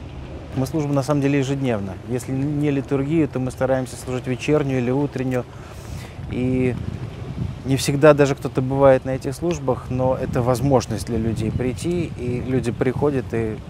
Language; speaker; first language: Russian; native; Russian